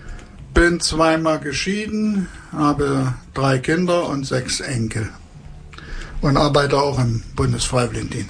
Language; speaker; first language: German; native; German